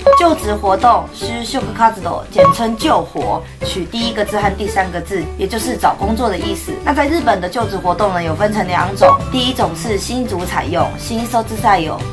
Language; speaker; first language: Chinese; native; Chinese